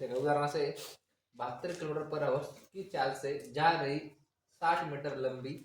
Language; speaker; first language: Hindi; non-native, local second language; Marathi